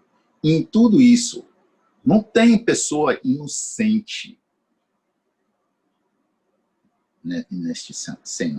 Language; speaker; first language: Portuguese; non-native, fluent; English